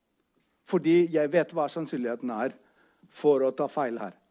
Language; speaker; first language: Norwegian; non-native, fluent; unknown